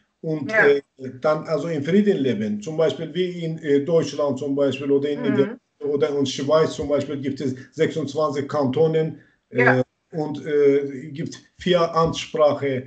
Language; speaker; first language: German; non-native, learner; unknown